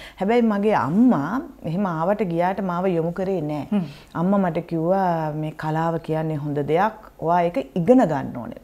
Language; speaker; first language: Sinhala; native; Sinhala